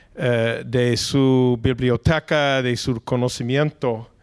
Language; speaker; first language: Spanish; non-native, fluent; English